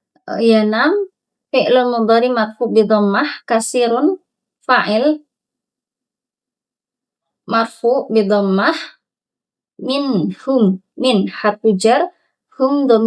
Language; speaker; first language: Arabic; non-native, learner; Indonesian